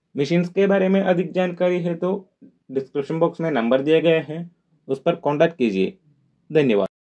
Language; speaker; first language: Hindi; non-native, local second language; Malayalam